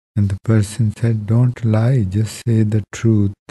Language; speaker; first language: English; non-native, local second language; Punjabi